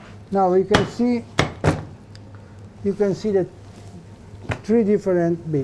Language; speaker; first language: English; non-native, learner; Italian